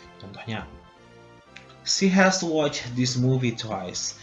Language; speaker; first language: English; non-native, fluent; Indonesian